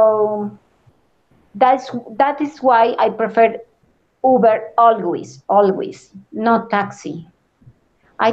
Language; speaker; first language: English; non-native, learner; Spanish